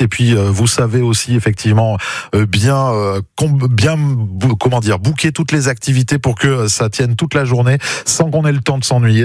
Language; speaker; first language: French; native; French